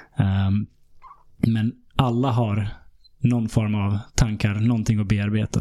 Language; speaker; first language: Swedish; early bilingual, other home language; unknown